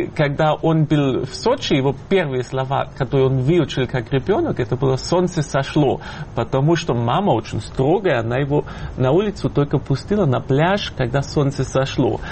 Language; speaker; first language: Russian; non-native, fluent; German